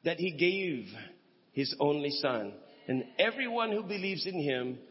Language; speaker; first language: English; non-native, local second language; Filipino